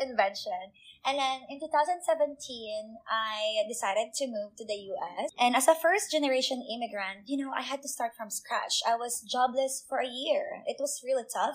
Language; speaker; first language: English; non-native, local second language; Filipino